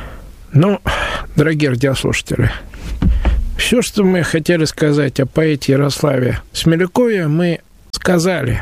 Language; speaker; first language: Russian; native; Russian